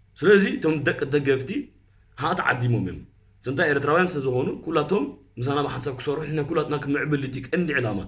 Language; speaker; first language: Tigrinya; early bilingual, heritage; Tigrinya